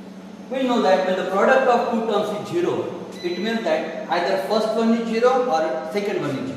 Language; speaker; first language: English; non-native, local second language; Marathi